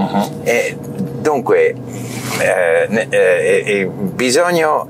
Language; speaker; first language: Italian; non-native, learner; English